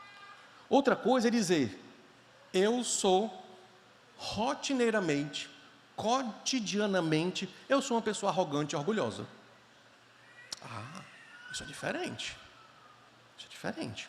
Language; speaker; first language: Portuguese; native; Portuguese